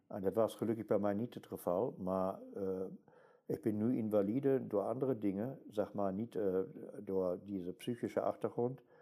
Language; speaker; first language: Dutch; non-native, fluent; German